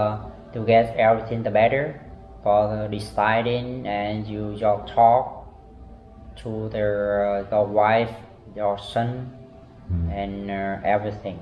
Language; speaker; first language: English; non-native, learner; Vietnamese